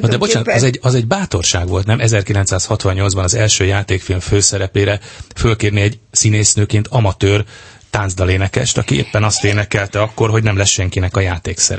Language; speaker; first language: Hungarian; native; Hungarian